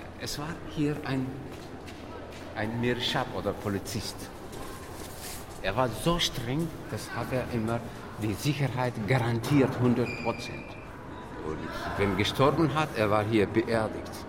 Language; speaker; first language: German; non-native, learner; Tajik